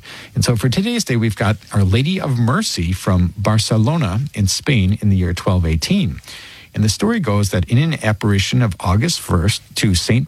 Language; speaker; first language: English; native; English